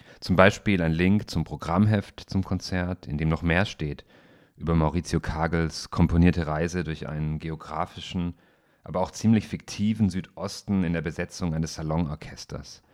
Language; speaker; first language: German; native; German